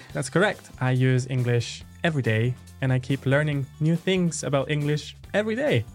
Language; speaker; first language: English; non-native, fluent; Italian